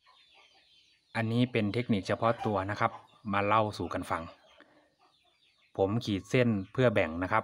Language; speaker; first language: Thai; native; Thai